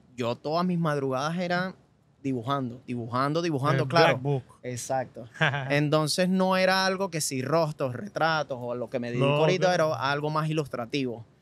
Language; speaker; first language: Spanish; native; Spanish